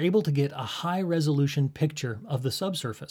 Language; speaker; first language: English; native; English